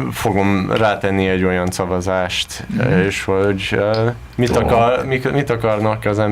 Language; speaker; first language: Hungarian; non-native, learner; English